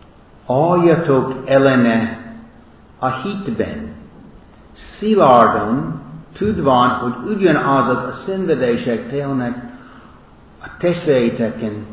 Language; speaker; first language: Hungarian; non-native, fluent; English